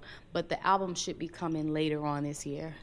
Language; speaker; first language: English; native; English